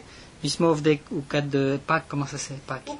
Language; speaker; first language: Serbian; non-native, learner; French